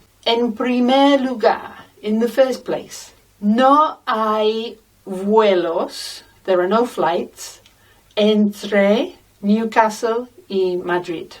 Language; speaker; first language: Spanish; non-native, fluent; English